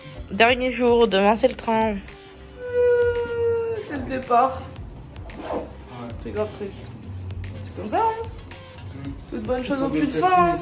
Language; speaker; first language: French; native; French